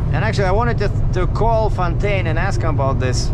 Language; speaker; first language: English; native; English